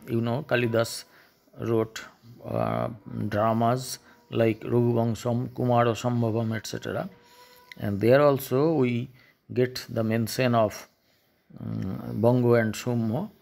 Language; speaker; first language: English; non-native, local second language; Bangla